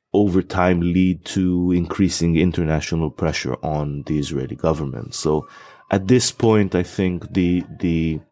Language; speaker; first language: English; non-native, fluent; Hebrew